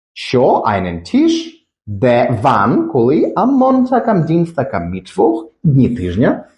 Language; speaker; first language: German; non-native, fluent; Ukrainian